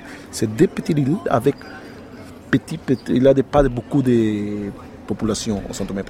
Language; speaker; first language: French; non-native, learner; Portuguese